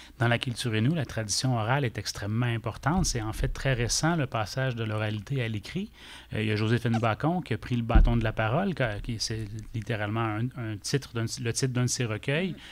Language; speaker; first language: French; native; French